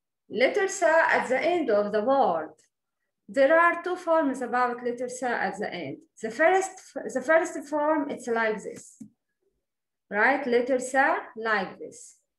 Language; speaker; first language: English; non-native, learner; Arabic